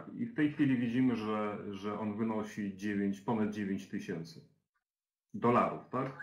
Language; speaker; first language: Polish; native; Polish